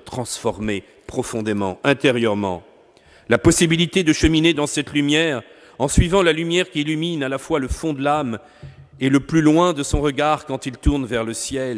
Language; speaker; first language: French; native; French